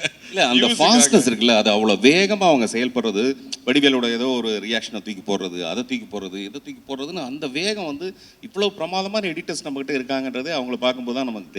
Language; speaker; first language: Tamil; native; Tamil